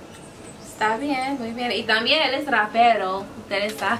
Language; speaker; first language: Spanish; non-native, fluent; English